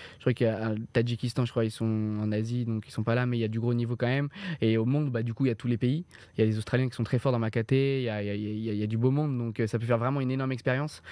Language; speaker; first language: French; native; French